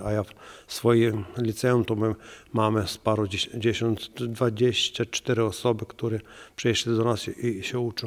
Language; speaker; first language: Polish; non-native, learner; Ukrainian